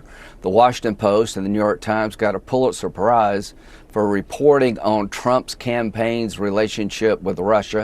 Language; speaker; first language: English; native; English